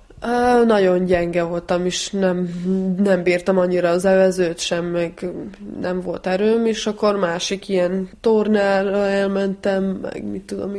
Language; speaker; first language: Hungarian; early bilingual, heritage; Hungarian